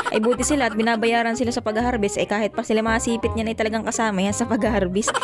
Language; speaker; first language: Filipino; native; Filipino